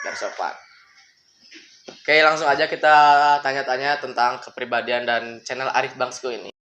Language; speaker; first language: Indonesian; non-native, local second language; Sundanese